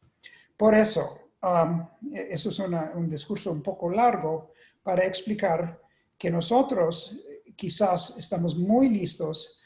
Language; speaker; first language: Spanish; non-native, fluent; English